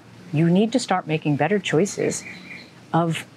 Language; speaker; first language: English; native; English